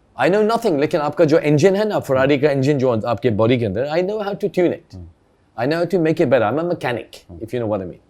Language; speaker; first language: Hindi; early bilingual, heritage; Hindi